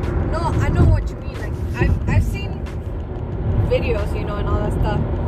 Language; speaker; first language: English; early bilingual, other home language; Spanish